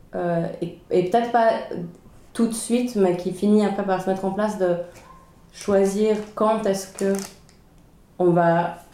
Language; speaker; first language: French; early bilingual, other home language; Swedish